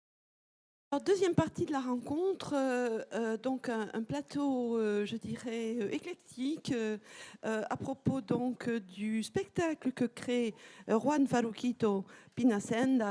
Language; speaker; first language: French; native; French